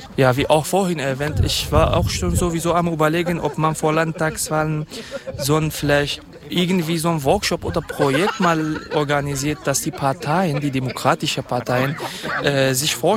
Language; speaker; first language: German; non-native, fluent; Kurdish